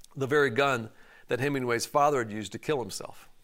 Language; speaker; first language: English; native; English